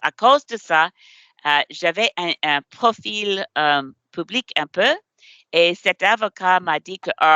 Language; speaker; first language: French; non-native, learner; English